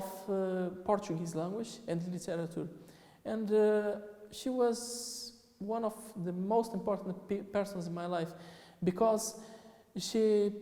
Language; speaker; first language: English; non-native, fluent; Portuguese